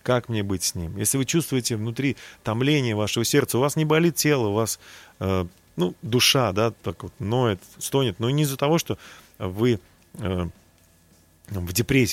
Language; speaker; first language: Russian; native; Russian